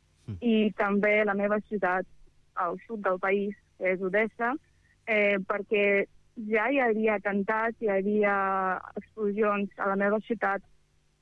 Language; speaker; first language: Catalan; non-native, fluent; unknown